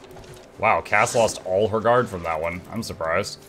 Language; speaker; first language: English; native; English